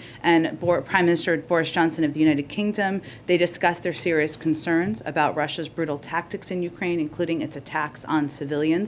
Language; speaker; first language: English; native; English